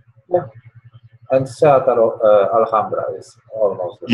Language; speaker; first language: English; non-native, learner; Polish